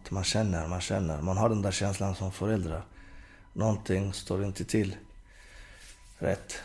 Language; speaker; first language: Swedish; non-native, fluent; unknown